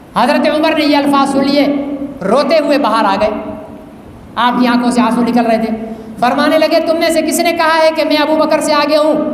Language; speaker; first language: Urdu; non-native, local second language; Sindhi